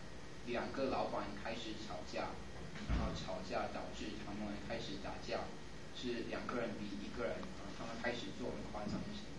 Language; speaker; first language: Chinese; non-native, fluent; English